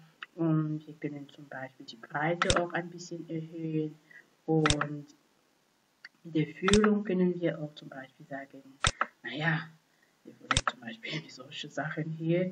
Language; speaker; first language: German; non-native, fluent; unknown